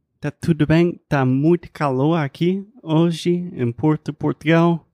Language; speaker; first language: Portuguese; non-native, fluent; English